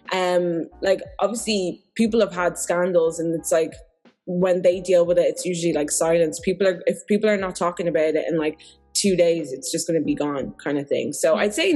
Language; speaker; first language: English; native; English